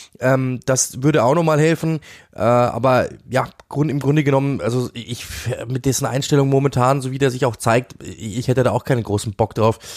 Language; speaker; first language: German; native; German